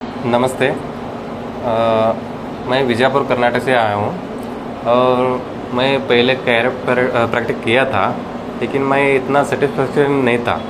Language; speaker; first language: Hindi; non-native, local second language; Kannada